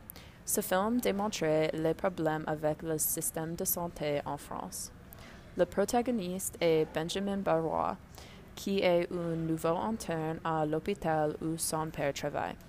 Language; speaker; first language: French; non-native, learner; English